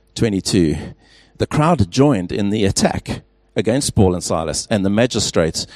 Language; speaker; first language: English; native; English